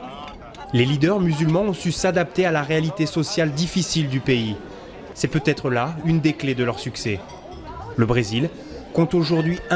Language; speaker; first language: French; native; French